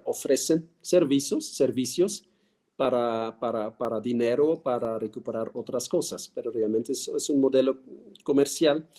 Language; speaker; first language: Spanish; non-native, fluent; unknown